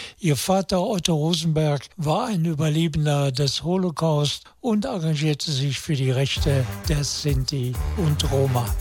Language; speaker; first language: German; native; German